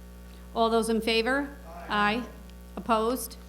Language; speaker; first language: English; native; English